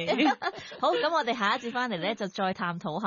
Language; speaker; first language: Cantonese; native; Cantonese